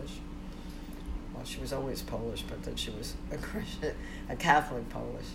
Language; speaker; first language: English; early bilingual, other home language; Polish